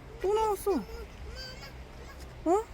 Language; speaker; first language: Korean; native; Korean